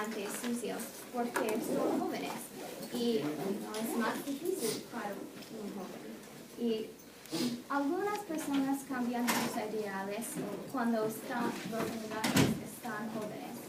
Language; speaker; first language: Spanish; non-native, learner; English